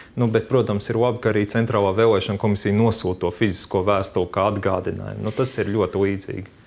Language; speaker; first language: Latvian; native; Latvian